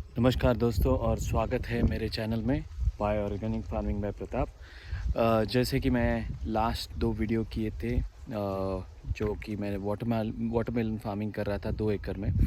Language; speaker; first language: Hindi; non-native, local second language; Marathi